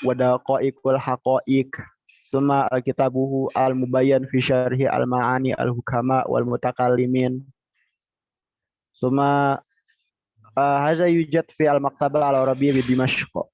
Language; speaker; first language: Arabic; non-native, learner; Indonesian